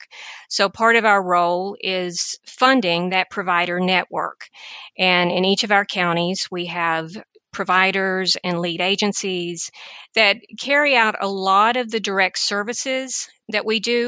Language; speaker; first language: English; native; English